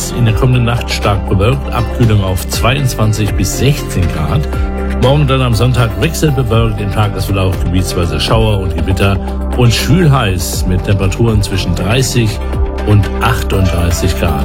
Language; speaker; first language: German; native; German